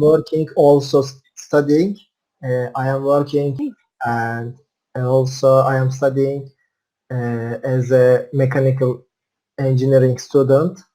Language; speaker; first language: English; non-native, learner; Turkish